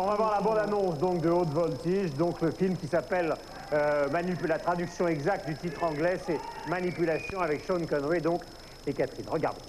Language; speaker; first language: French; native; French